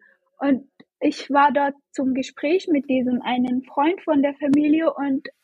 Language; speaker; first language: German; non-native, fluent; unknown